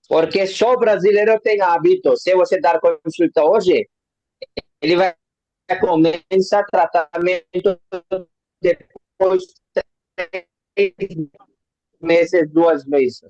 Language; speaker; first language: Portuguese; non-native, learner; Hindi